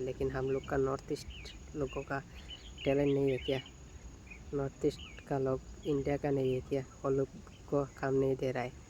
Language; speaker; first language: Hindi; non-native, local second language; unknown